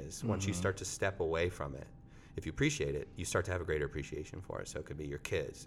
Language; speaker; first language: English; native; English